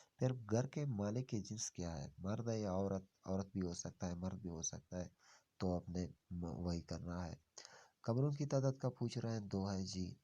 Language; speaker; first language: Urdu; non-native, local second language; Pashto